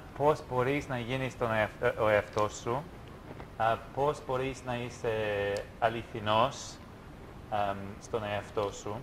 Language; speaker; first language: Greek; non-native, fluent; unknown